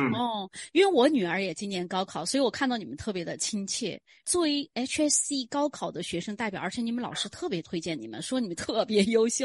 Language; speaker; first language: Chinese; native; Chinese